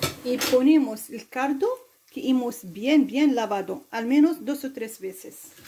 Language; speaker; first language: Spanish; non-native, fluent; Arabic